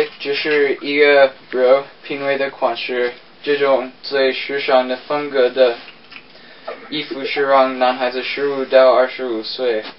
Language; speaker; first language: Chinese; non-native, learner; English